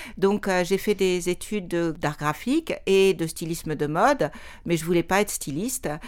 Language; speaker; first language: French; native; French